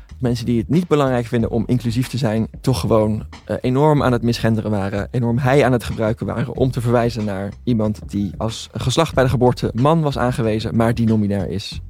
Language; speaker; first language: Dutch; native; Dutch